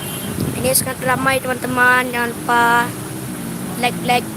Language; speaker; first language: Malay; non-native, local second language; Minangkabau